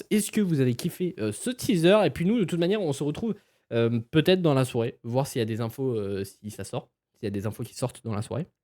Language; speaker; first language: French; native; French